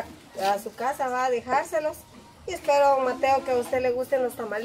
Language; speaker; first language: Spanish; native; Spanish